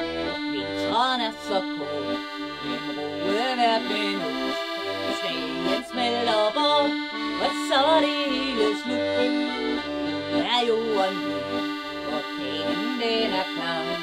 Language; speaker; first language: Danish; native; Danish